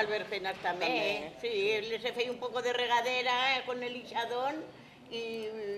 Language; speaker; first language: Spanish; non-native, local second language; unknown